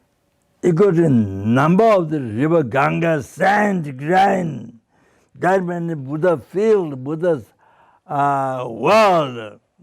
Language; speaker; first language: English; non-native, fluent; Sherpa